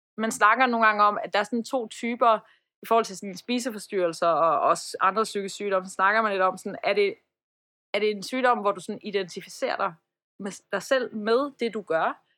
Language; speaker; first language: Danish; early bilingual, other home language; Persian